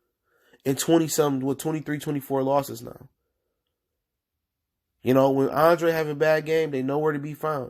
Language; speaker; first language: English; native; English